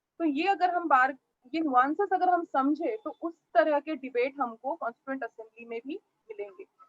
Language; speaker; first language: Hindi; non-native, local second language; Marathi